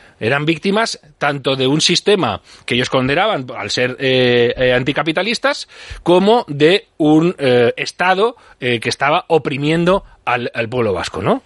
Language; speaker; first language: Spanish; native; Spanish